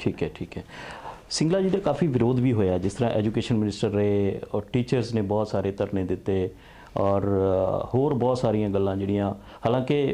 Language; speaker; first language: Hindi; non-native, local second language; Punjabi